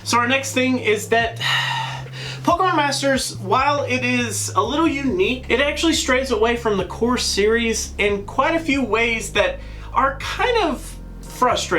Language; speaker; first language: English; native; English